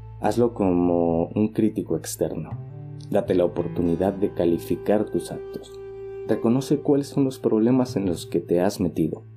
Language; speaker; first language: Spanish; native; Spanish